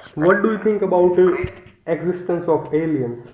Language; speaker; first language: English; non-native, local second language; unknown